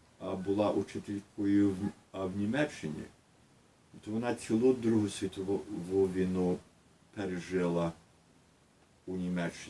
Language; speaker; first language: Ukrainian; early bilingual, heritage; Ukrainian